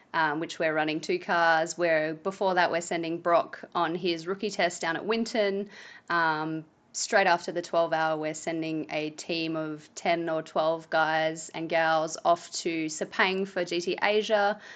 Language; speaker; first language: English; native; English